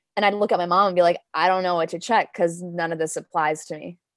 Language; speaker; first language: English; early bilingual, other home language; Danish